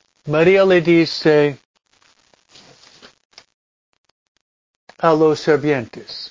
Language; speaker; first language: Spanish; non-native, fluent; English